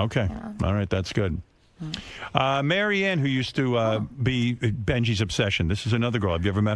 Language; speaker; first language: English; native; English